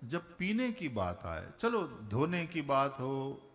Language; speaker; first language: Hindi; non-native, local second language; Gujarati